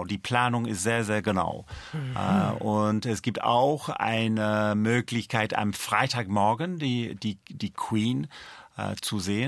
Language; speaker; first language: German; non-native, fluent; English